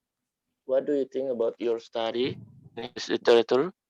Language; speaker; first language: English; non-native, learner; Indonesian